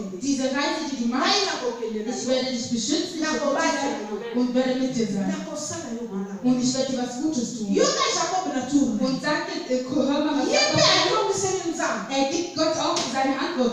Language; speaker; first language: German; non-native, fluent; Lingala